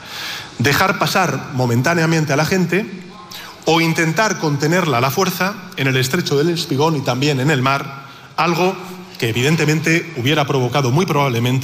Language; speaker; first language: Spanish; native; Spanish